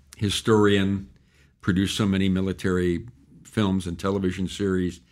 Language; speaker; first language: English; native; English